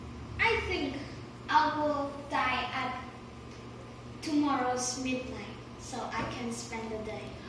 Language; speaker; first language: English; non-native, learner; Vietnamese